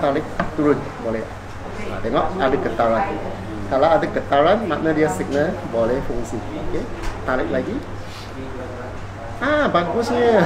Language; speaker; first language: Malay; non-native, local second language; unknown